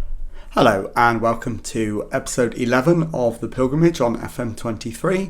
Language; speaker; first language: English; native; English